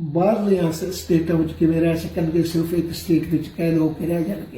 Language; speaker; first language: Hindi; non-native, local second language; Punjabi